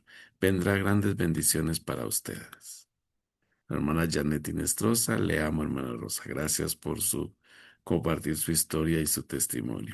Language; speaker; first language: Spanish; native; Spanish